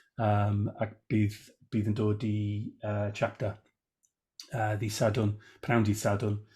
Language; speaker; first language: Welsh; non-native, local second language; English